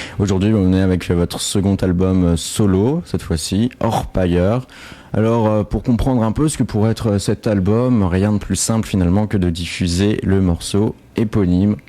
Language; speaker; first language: French; native; French